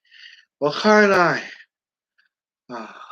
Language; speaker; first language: Japanese; non-native, learner; English